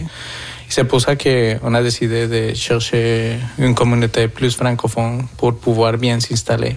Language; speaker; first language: French; non-native, fluent; Spanish